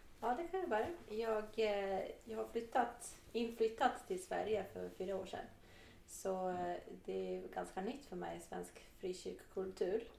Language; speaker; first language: Swedish; non-native, fluent; Portuguese